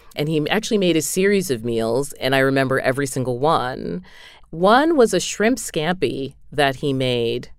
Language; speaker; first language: English; native; English